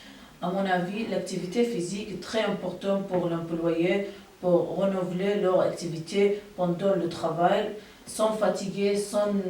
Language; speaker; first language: French; non-native, learner; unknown